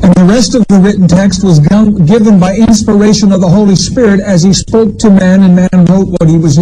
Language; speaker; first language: English; native; English